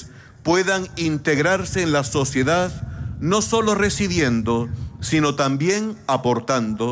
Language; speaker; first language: Spanish; native; Spanish